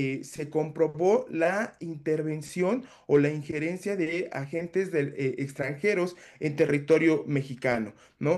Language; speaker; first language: Spanish; native; Spanish